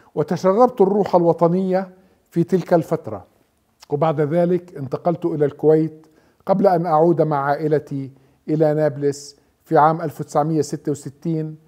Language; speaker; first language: Arabic; native; Arabic